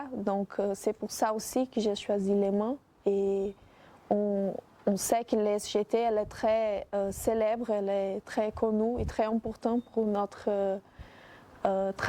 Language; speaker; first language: French; non-native, fluent; Portuguese